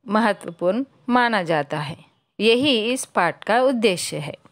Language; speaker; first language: Hindi; non-native, local second language; Telugu